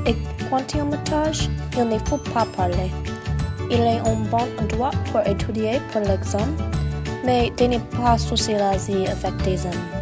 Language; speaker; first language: French; non-native, learner; English